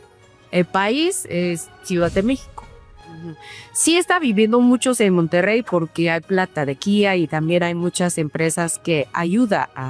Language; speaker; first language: Spanish; non-native, fluent; Korean